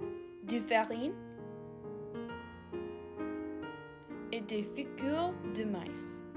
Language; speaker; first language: French; non-native, learner; English